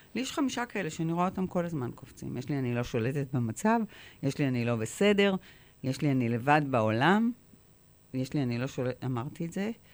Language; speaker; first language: Hebrew; native; Hebrew